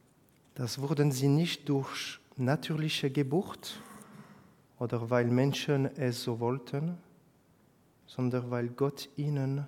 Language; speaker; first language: German; non-native, fluent; French